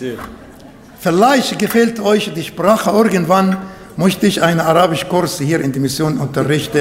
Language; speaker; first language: German; non-native, learner; Arabic